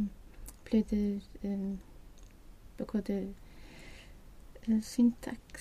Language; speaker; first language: French; non-native, learner; Swedish